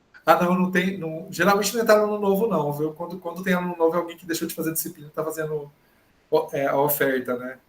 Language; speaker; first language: Portuguese; native; Portuguese